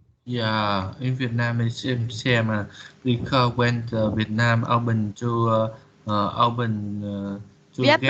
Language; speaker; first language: English; non-native, learner; Vietnamese